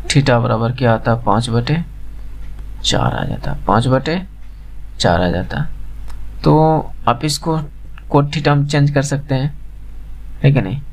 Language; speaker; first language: Hindi; native; Hindi